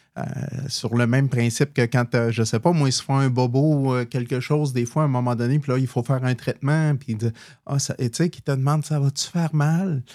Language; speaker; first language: French; native; French